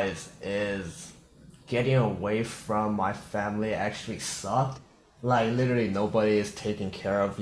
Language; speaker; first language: English; non-native, fluent; Korean